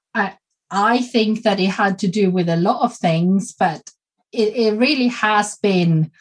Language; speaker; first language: English; non-native, fluent; Swedish